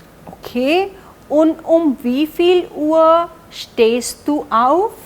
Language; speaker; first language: German; non-native, fluent; Hindi